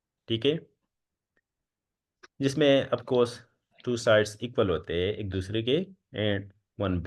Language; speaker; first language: Hindi; non-native, local second language; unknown